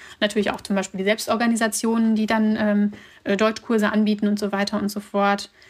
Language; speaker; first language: German; early bilingual, other home language; Russian